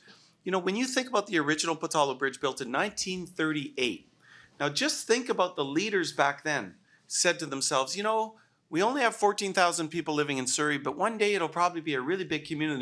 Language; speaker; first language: English; native; English